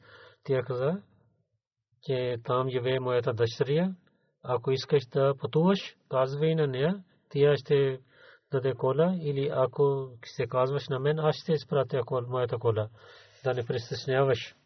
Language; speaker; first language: Bulgarian; non-native, learner; Urdu